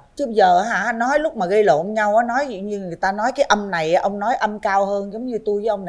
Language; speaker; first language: Vietnamese; native; Vietnamese